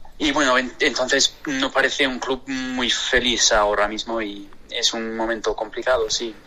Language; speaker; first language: Spanish; non-native, fluent; English